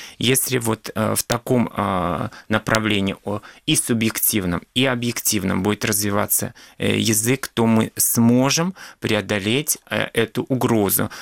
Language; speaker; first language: Russian; non-native, local second language; Crimean Tatar